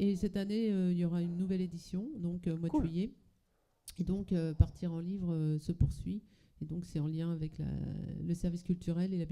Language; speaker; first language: French; native; French